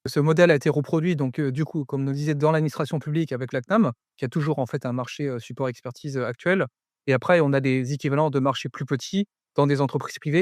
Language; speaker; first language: French; native; French